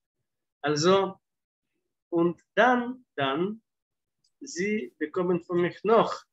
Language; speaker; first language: German; non-native, fluent; Russian